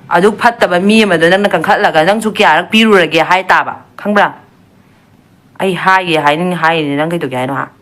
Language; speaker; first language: Manipuri; non-native, local second language; Thado Chin